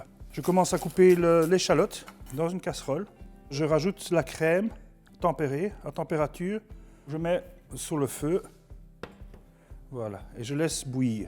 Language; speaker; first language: French; native; French